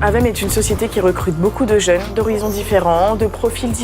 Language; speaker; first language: French; native; French